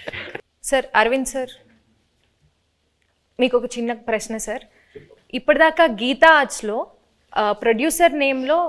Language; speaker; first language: Telugu; native; Telugu